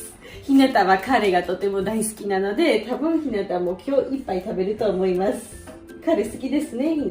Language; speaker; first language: Japanese; non-native, learner; Georgian